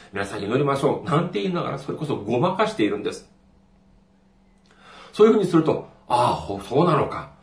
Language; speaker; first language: Japanese; non-native, fluent; Korean